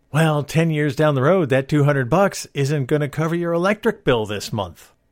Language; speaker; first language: English; native; English